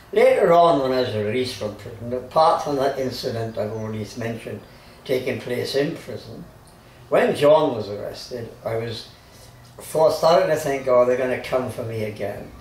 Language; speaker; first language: English; native; English